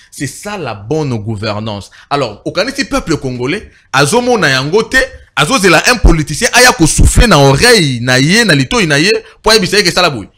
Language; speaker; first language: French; non-native, local second language; Lingala